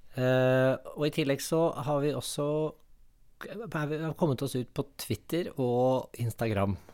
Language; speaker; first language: Norwegian; native; Norwegian